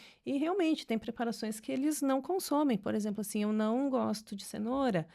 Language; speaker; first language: Portuguese; native; Portuguese